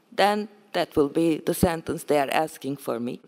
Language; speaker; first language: English; non-native, fluent; Turkish